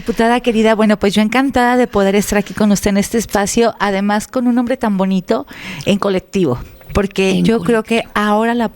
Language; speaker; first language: Spanish; native; Spanish